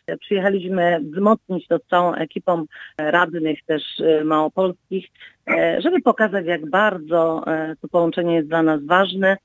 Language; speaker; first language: Polish; native; Polish